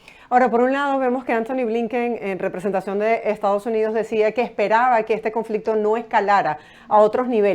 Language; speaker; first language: Spanish; native; Spanish